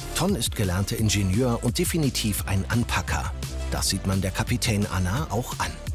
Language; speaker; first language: German; native; German